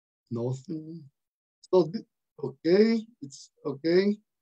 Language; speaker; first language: English; non-native, fluent; Portuguese